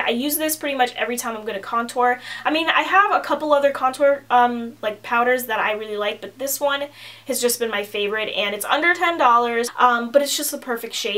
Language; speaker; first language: English; native; English